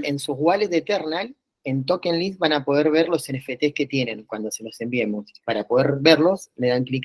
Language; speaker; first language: Spanish; native; Spanish